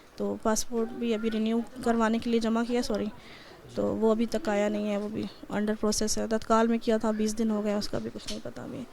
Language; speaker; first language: Hindi; native; Hindi